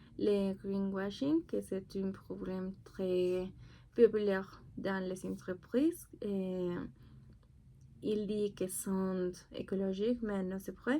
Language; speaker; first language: French; non-native, learner; Spanish